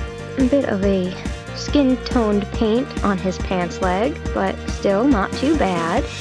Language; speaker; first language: English; native; English